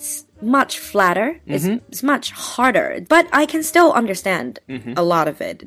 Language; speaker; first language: English; non-native, fluent; Chinese